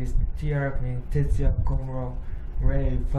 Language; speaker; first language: English; non-native, learner; Japanese